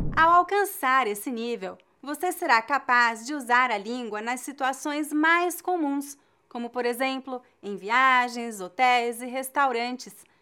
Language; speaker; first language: Portuguese; native; Portuguese